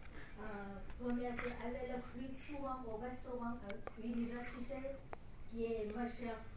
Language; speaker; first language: French; non-native, learner; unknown